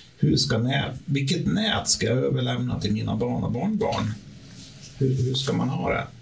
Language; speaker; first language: Swedish; native; Swedish